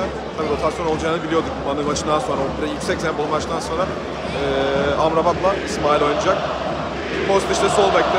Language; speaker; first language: Turkish; native; Turkish